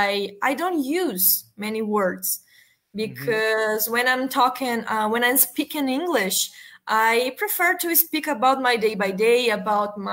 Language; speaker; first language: English; non-native, learner; Portuguese